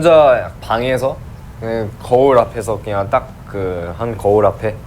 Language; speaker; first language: Korean; early bilingual, heritage; English